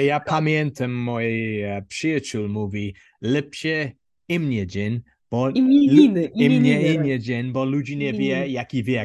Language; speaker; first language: Polish; non-native, learner; English